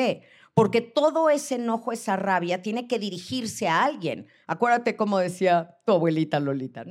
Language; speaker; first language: Spanish; native; Spanish